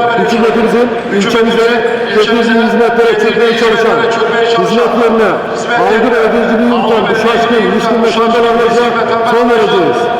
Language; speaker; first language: Turkish; native; Turkish